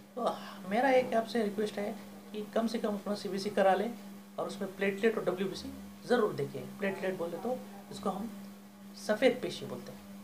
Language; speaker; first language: Hindi; native; Hindi